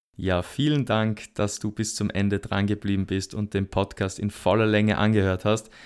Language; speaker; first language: German; native; German